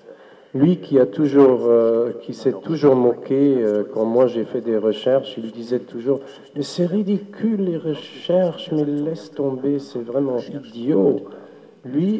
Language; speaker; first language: French; non-native, fluent; German